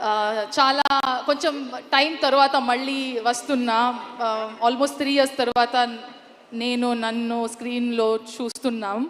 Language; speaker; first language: Telugu; non-native, learner; Kannada